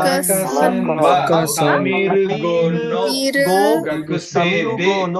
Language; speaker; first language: Japanese; non-native, learner; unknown